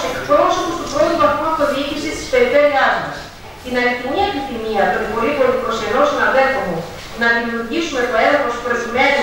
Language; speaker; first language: Greek; native; Greek